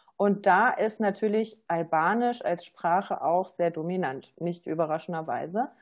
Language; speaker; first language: German; native; German